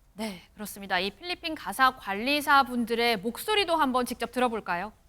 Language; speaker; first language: Korean; native; Korean